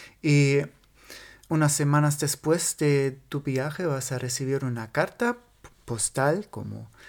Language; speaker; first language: Spanish; non-native, fluent; German